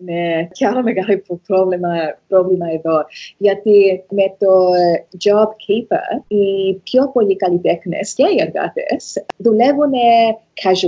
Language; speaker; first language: Greek; early bilingual, heritage; Greek